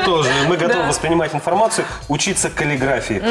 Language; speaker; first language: Russian; native; Russian